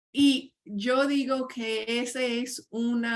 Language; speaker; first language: Spanish; non-native, fluent; English